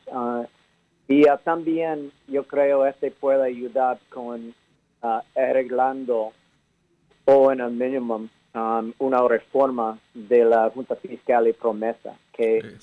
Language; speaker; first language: Spanish; early bilingual, heritage; English